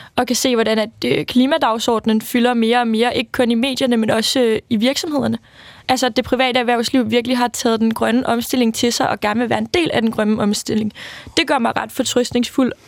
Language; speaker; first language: Danish; native; Danish